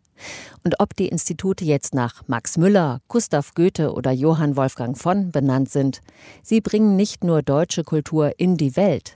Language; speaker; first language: German; native; German